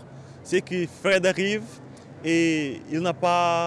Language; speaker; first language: French; non-native, fluent; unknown